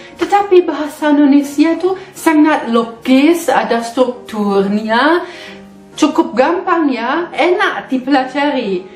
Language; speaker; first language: Indonesian; non-native, fluent; German